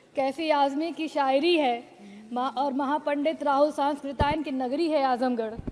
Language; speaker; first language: Hindi; native; Hindi